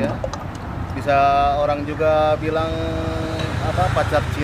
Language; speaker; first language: Indonesian; non-native, local second language; Sundanese